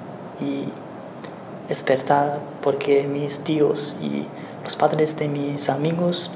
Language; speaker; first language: Spanish; non-native, learner; Chinese